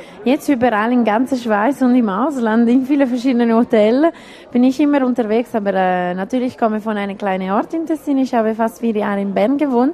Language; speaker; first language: German; non-native, local second language; Italian